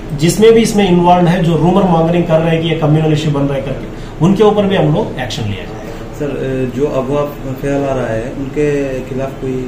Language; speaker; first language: Hindi; non-native, local second language; Bangla